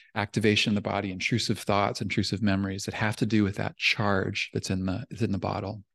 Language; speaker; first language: English; native; English